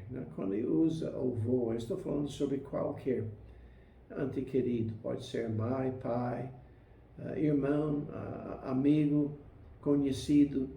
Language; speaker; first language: Portuguese; non-native, fluent; English